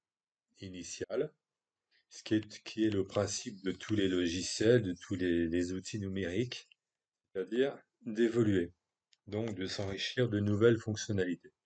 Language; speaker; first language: French; native; French